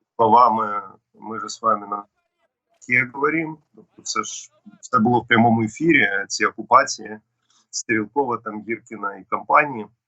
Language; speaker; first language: Ukrainian; non-native, local second language; Russian